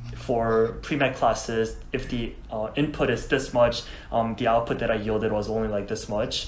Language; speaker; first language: English; non-native, fluent; Korean